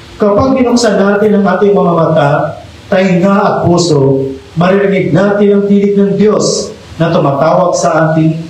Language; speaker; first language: Filipino; native; Filipino